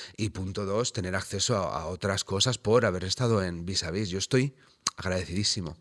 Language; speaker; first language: Spanish; native; Spanish